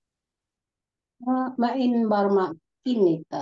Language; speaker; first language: Finnish; non-native, learner; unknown